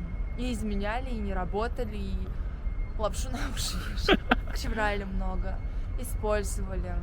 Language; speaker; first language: Russian; native; Russian